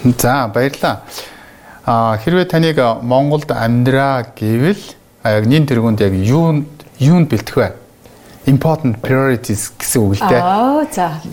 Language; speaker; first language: Mongolian; native; Mongolian